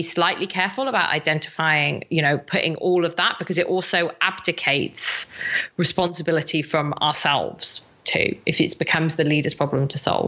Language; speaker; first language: English; native; English